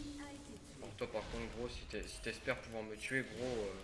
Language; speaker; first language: French; native; French